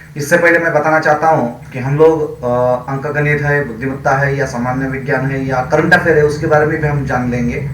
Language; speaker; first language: Hindi; non-native, local second language; Marathi